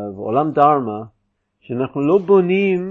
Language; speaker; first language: Hebrew; non-native, fluent; English